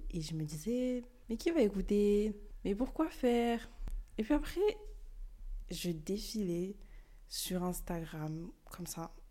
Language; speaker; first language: French; early bilingual, other home language; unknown